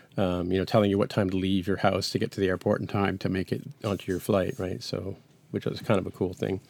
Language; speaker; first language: English; native; English